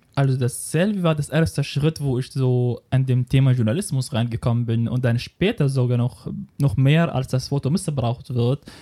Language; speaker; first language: German; non-native, fluent; Arabic